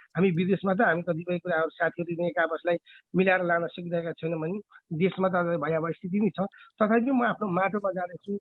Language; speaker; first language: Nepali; native; Nepali